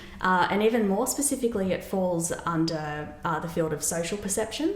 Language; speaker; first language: English; native; English